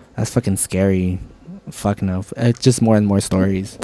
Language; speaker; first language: English; early bilingual, other home language; Spanish